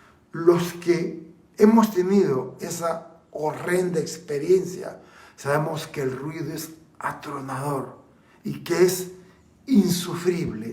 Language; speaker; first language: Spanish; native; Spanish